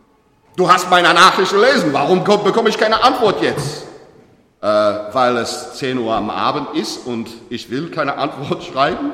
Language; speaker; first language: German; non-native, learner; English